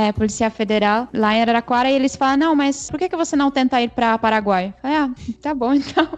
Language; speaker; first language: Portuguese; non-native, fluent; Czech